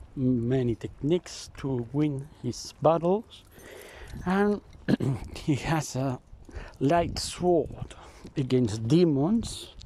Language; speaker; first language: English; non-native, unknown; Spanish